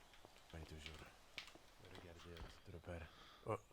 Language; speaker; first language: French; native; French